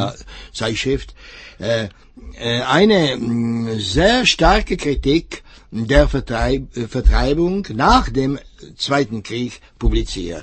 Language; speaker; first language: German; non-native, fluent; Czech